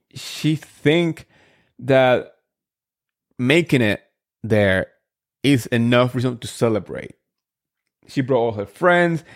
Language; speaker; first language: English; non-native, fluent; Spanish